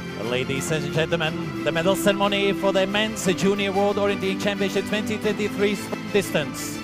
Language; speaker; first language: English; non-native, fluent; Latvian